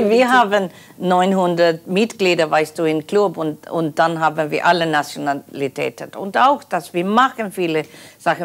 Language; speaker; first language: German; non-native, learner; Polish